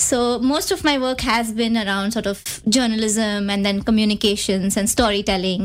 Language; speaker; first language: English; non-native, local second language; Hindi